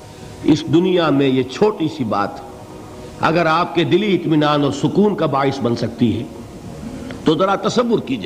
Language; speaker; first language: Urdu; native; Urdu